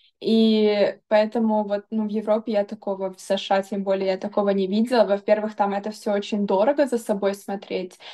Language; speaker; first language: Russian; early bilingual, heritage; Russian